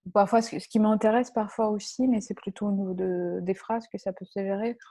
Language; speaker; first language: French; non-native, fluent; Russian